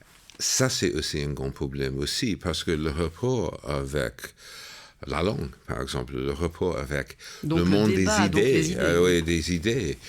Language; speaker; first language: French; non-native, fluent; English